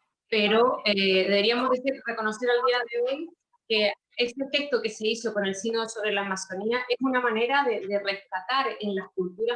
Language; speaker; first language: Spanish; native; Spanish